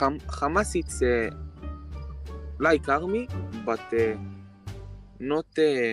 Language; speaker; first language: English; non-native, learner; Hebrew